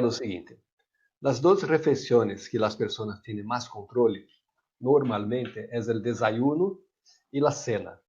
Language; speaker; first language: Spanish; non-native, learner; Portuguese